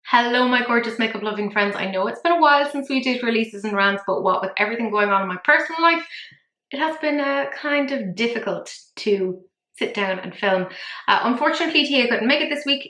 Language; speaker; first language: English; native; English